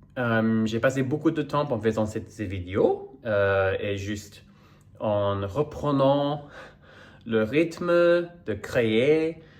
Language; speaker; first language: French; non-native, fluent; English